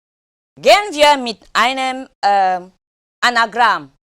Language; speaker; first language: German; non-native, fluent; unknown